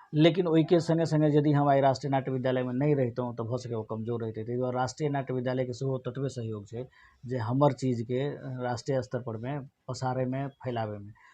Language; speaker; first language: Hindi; non-native, local second language; Maithili